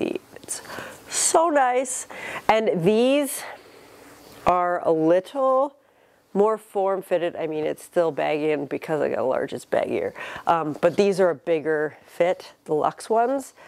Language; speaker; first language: English; native; English